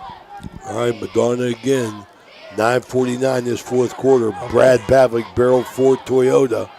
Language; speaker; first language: English; native; English